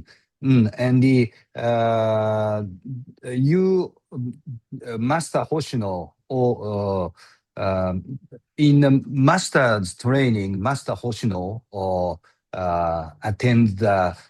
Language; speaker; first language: English; non-native, learner; Japanese